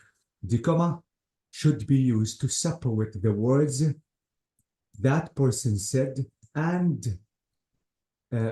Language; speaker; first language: English; non-native, fluent; Arabic